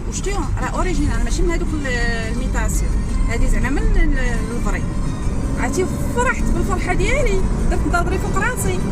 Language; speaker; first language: Arabic; native; Arabic